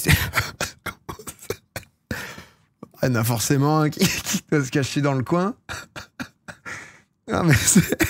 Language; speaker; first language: French; native; French